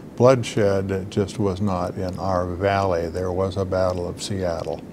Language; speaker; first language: English; native; English